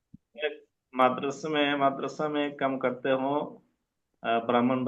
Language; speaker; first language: Hindi; non-native, learner; Bangla